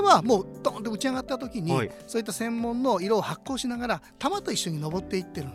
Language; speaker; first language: Japanese; native; Japanese